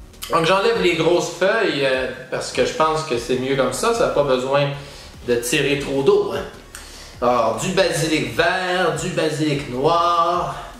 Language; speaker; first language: French; native; French